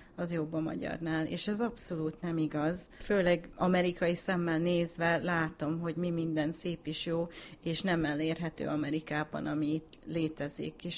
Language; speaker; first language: Hungarian; early bilingual, heritage; English